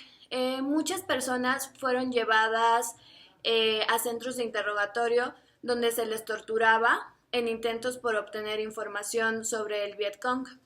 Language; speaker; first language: Spanish; native; Spanish